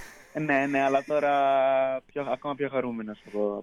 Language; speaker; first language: Greek; early bilingual, heritage; Greek